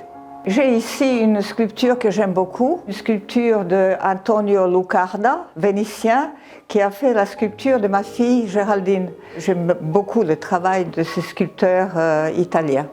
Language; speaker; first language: French; non-native, fluent; Serbian